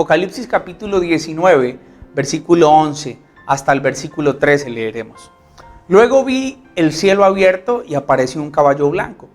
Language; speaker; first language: Spanish; native; Spanish